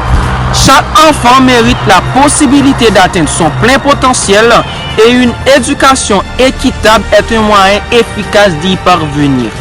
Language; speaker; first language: French; non-native, local second language; Haitian Creole